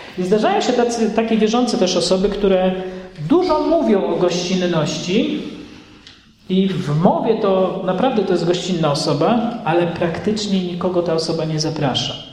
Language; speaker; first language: Polish; native; Polish